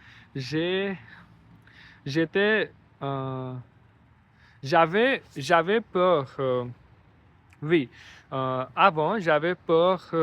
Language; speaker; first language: French; non-native, learner; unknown